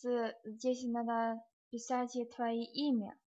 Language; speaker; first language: Russian; non-native, learner; Chinese